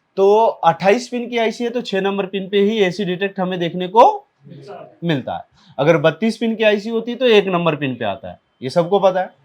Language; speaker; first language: Hindi; native; Hindi